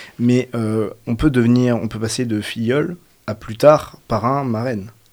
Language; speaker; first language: French; native; French